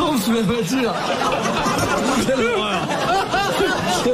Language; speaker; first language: French; native; French